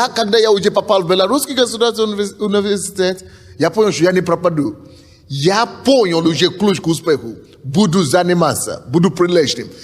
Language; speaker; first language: Russian; non-native, fluent; Yoruba